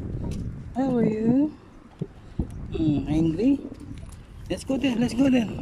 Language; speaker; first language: English; non-native, local second language; Filipino